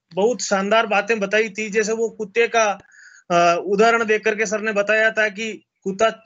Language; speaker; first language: Hindi; native; Hindi